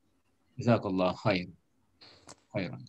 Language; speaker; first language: Arabic; non-native, learner; Indonesian